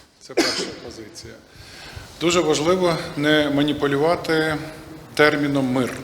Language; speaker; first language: Ukrainian; native; Ukrainian